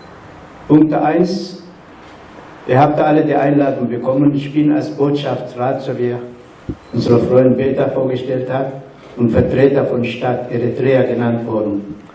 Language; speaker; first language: German; non-native, fluent; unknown